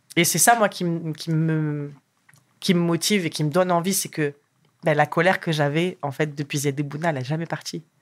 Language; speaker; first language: French; early bilingual, other home language; Arabic